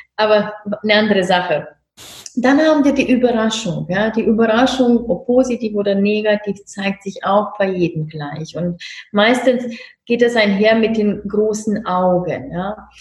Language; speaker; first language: German; non-native, fluent; Romanian